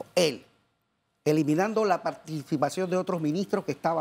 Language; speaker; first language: Spanish; native; Spanish